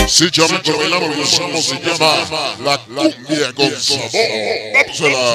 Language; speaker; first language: Spanish; native; Spanish